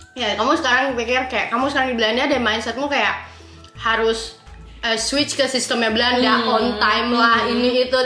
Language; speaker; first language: Indonesian; native; Indonesian